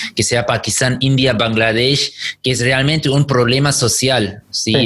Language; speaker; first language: Spanish; non-native, fluent; German